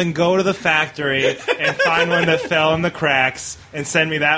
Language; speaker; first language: English; native; English